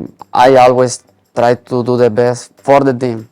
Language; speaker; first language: English; non-native, learner; Spanish